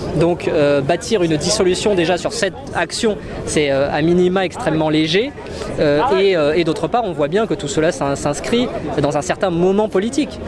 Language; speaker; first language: French; native; French